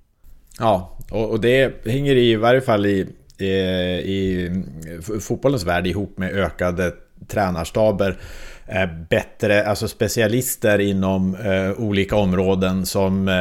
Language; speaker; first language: Swedish; native; Swedish